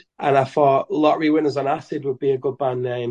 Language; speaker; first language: English; native; English